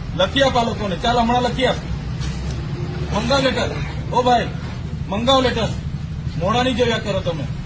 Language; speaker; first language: Gujarati; non-native, local second language; Vasavi